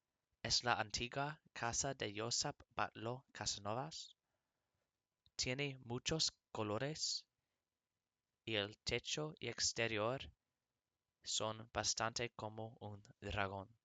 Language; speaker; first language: Spanish; non-native, learner; English